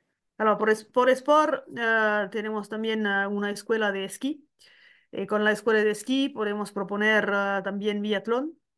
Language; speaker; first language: Spanish; non-native, learner; French